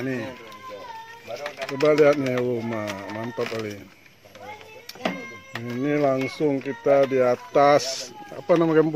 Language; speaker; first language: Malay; non-native, local second language; Achinese